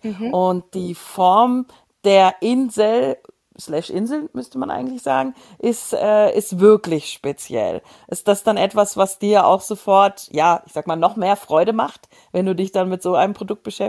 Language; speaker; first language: German; native; German